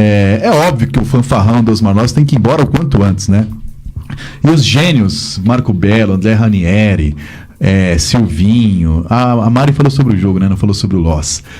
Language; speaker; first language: Portuguese; native; Portuguese